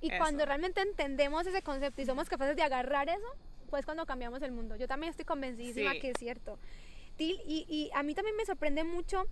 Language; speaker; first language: Spanish; native; Spanish